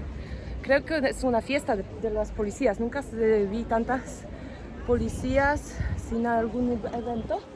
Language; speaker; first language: Spanish; non-native, fluent; Polish